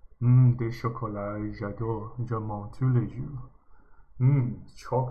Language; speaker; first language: French; non-native, learner; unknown